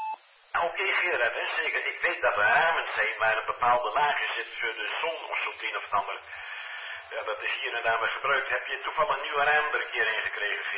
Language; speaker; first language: Dutch; native; Dutch